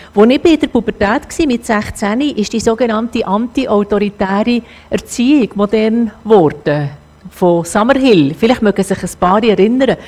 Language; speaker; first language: German; native; German